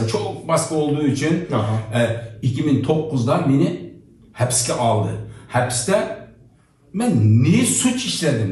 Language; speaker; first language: Turkish; non-native, learner; Uyghur